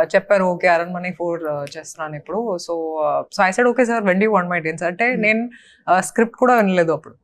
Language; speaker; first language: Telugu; non-native, fluent; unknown